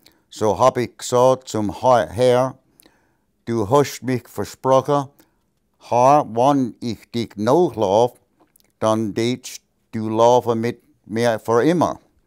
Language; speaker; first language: German; early bilingual, heritage; German